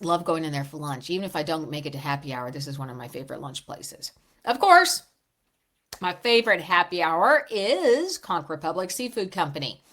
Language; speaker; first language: English; native; English